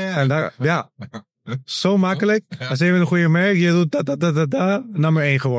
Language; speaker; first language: Dutch; non-native, learner; Spanish